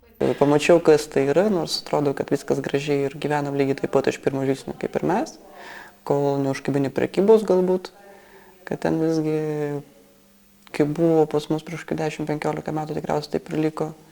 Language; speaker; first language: Lithuanian; non-native, local second language; Polish